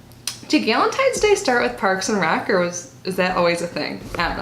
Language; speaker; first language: English; native; English